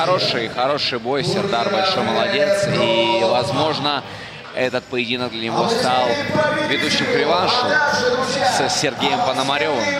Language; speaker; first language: Russian; native; Russian